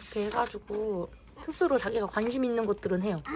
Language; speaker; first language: Korean; native; Korean